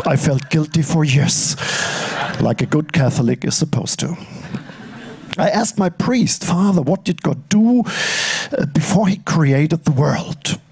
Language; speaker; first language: English; non-native, fluent; German